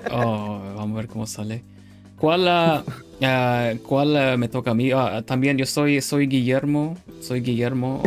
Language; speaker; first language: Spanish; non-native, learner; Dutch